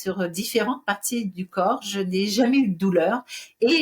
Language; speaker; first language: French; native; French